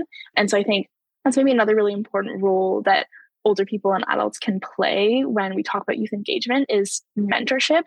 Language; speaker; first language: English; native; English